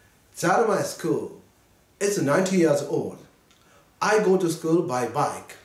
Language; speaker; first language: English; non-native, fluent; Japanese